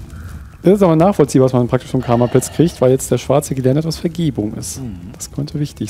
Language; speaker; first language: German; native; German